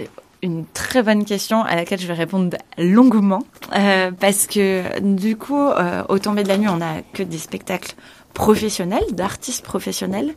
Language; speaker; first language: French; native; French